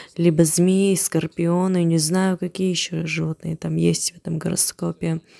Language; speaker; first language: Russian; non-native, fluent; Armenian